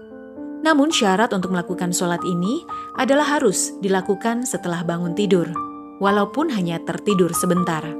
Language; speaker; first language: Indonesian; native; Indonesian